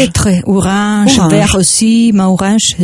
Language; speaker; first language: French; non-native, learner; Spanish